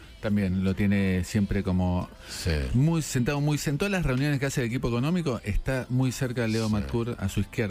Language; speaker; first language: Spanish; native; Spanish